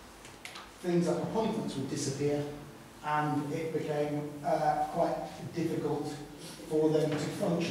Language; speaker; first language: English; native; English